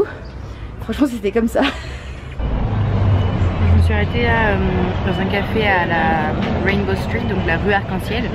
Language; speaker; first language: French; native; French